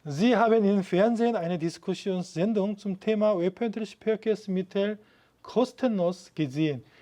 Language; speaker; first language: German; non-native, fluent; Korean